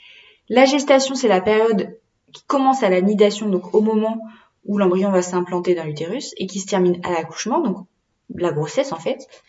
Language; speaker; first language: French; native; French